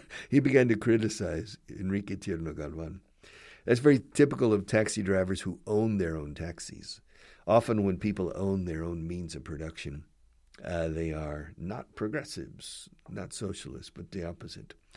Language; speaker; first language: English; native; English